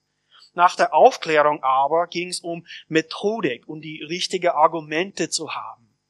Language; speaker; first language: German; non-native, fluent; English